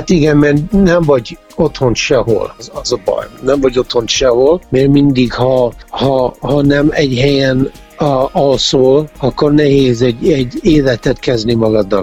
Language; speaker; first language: Hungarian; early bilingual, heritage; Hungarian